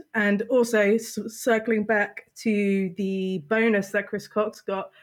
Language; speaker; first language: English; native; English